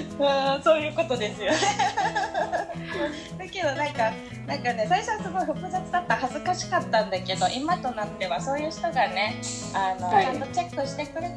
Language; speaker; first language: Japanese; native; Japanese